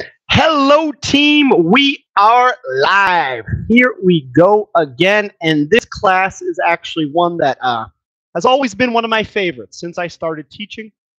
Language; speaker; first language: English; non-native, fluent; Portuguese